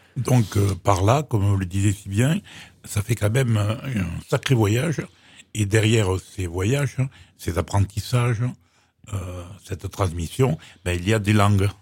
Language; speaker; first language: French; native; French